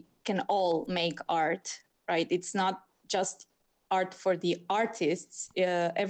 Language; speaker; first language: English; non-native, fluent; Spanish